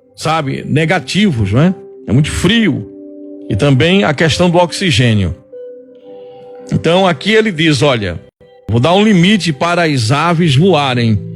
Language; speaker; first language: Portuguese; native; Portuguese